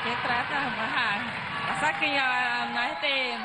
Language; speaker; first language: Spanish; non-native, local second language; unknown